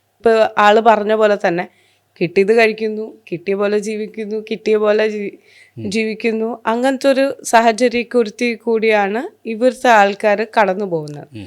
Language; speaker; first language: Malayalam; non-native, local second language; Hindi